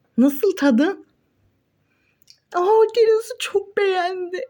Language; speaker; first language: Turkish; native; Turkish